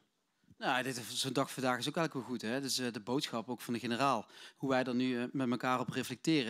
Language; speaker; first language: Dutch; native; Dutch